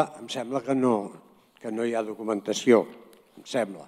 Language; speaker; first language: Catalan; native; Catalan